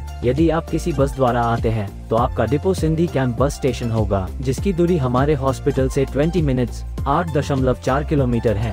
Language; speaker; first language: Hindi; native; Hindi